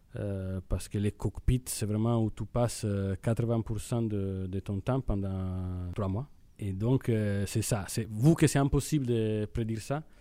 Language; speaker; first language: French; non-native, fluent; Italian